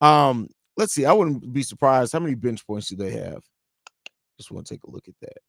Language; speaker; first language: English; native; English